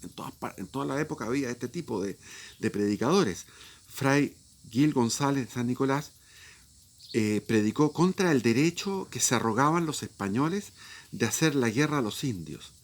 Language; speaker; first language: Spanish; native; Spanish